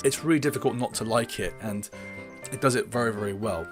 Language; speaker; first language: English; native; English